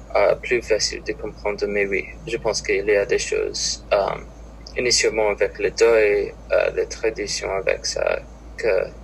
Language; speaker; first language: French; non-native, learner; English